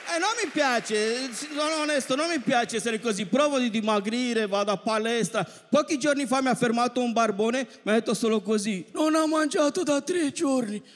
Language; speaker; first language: Italian; non-native, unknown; Romanian